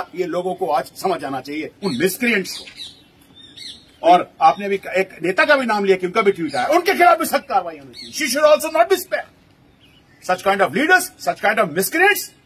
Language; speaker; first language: Hindi; native; Hindi